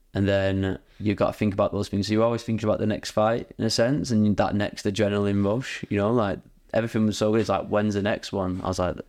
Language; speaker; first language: English; native; English